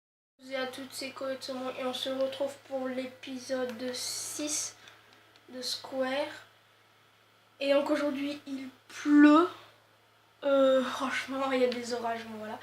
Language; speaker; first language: French; native; French